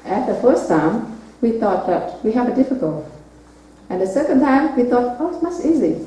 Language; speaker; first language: English; non-native, learner; Vietnamese